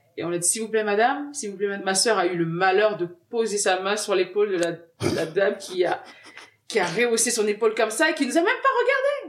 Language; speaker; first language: French; early bilingual, other home language; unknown